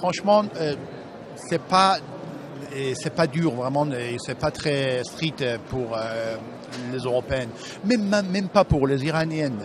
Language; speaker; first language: French; non-native, fluent; Persian